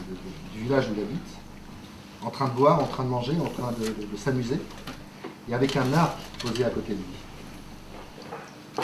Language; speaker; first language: French; native; French